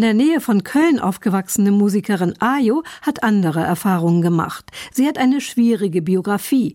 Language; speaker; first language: German; native; German